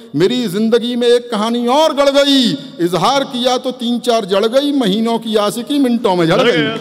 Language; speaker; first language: Hindi; native; Hindi